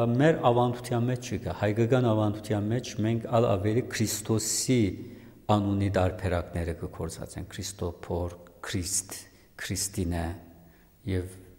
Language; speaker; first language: Armenian; native; Armenian